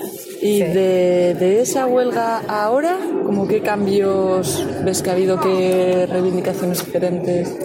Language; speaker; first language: Spanish; native; Spanish